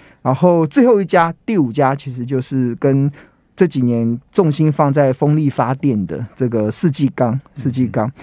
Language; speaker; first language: Chinese; native; Chinese